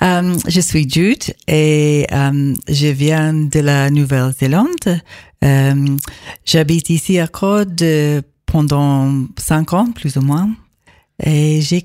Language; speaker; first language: French; non-native, learner; English